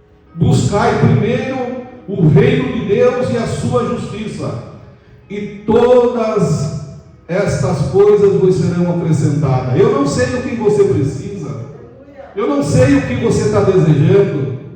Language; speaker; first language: Portuguese; native; Portuguese